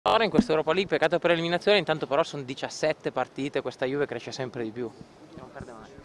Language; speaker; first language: Italian; native; Italian